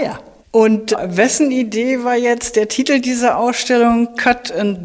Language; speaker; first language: German; native; German